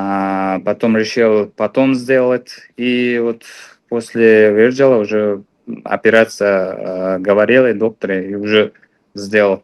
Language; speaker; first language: Russian; non-native, fluent; Uzbek